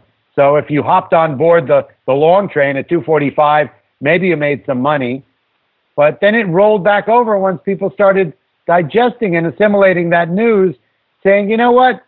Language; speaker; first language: English; native; English